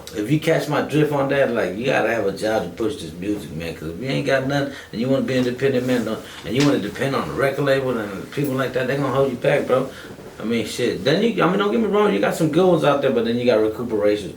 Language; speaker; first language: English; native; English